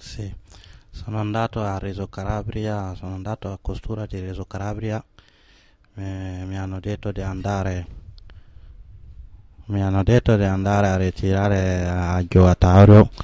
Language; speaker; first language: Italian; non-native, learner; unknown